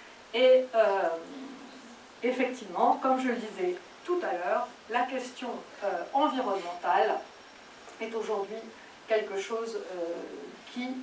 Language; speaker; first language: French; native; French